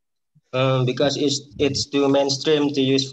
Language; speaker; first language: English; non-native, learner; Indonesian